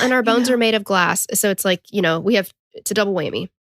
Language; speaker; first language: English; native; English